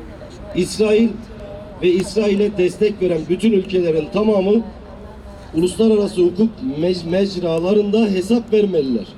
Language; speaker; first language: Turkish; native; Turkish